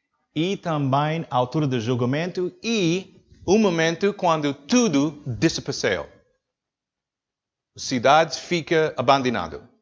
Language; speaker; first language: Portuguese; non-native, learner; English